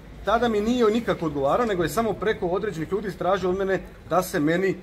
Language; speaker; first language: Croatian; native; Croatian